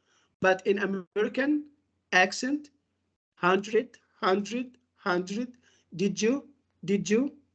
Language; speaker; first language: English; non-native, fluent; Arabic